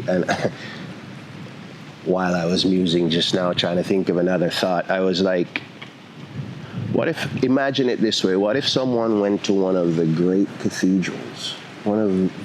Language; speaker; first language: English; native; English